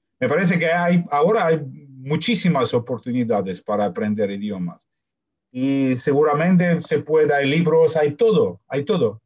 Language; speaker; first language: Spanish; non-native, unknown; Russian